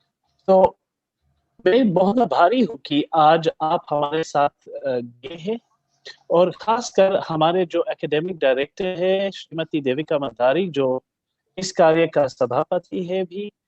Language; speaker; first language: Hindi; early bilingual, heritage; Hindi